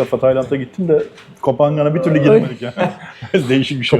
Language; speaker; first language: Turkish; native; Turkish